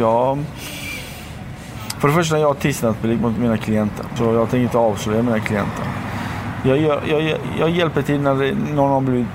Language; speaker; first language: Swedish; early bilingual, other home language; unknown